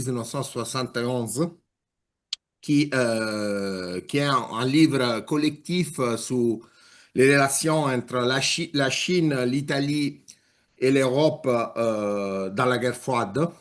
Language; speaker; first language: French; non-native, fluent; Italian